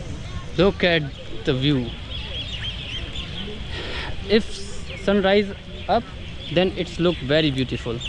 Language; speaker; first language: English; non-native, learner; Hindi